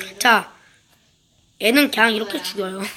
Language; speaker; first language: Korean; native; Korean